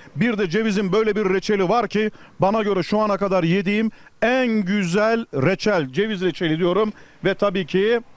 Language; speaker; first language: Turkish; native; Turkish